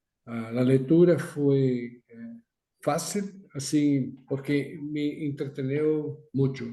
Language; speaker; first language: Spanish; non-native, fluent; Portuguese